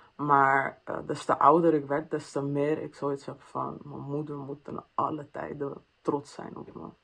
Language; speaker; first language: Dutch; early bilingual, other home language; Persian